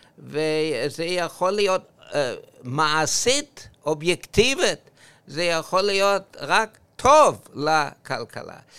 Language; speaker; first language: Hebrew; non-native, fluent; English